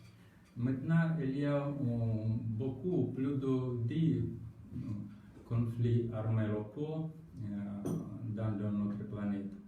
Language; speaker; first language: French; non-native, learner; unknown